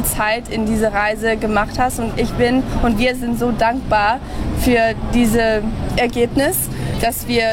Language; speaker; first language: German; early bilingual, heritage; German